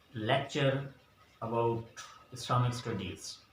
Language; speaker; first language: English; non-native, local second language; Urdu